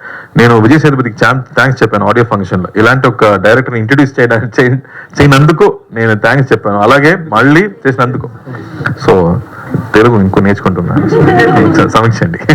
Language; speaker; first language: Telugu; non-native, fluent; Tamil